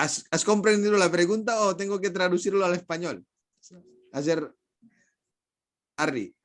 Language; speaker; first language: Spanish; non-native, fluent; Indonesian